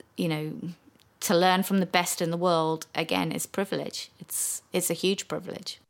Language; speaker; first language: English; native; English